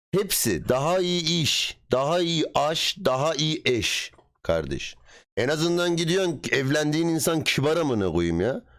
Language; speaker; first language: Turkish; native; Turkish